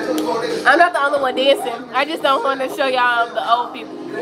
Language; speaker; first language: English; native; English